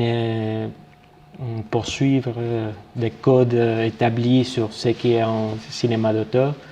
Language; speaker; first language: French; non-native, fluent; Spanish